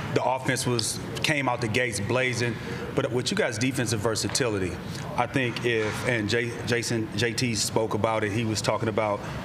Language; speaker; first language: English; native; English